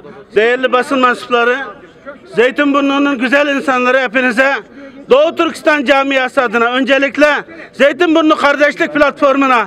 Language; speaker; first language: Turkish; non-native, fluent; Uyghur